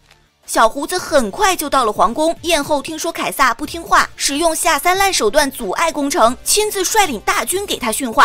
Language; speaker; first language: Chinese; native; Chinese